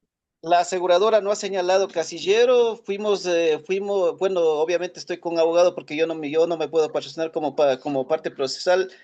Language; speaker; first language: Spanish; native; Spanish